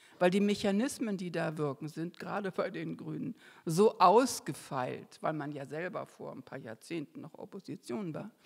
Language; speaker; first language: German; native; German